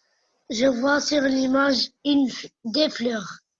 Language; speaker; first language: French; non-native, learner; Arabic